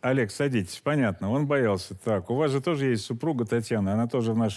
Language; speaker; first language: Russian; native; Russian